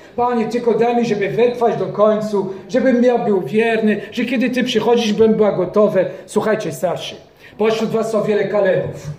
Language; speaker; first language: Polish; non-native, fluent; French